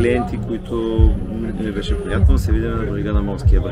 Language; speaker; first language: Bulgarian; native; Bulgarian